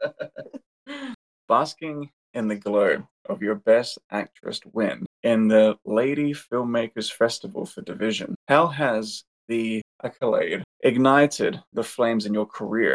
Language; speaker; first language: English; native; English